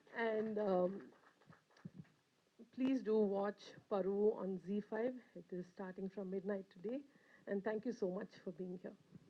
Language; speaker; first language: English; non-native, local second language; Telugu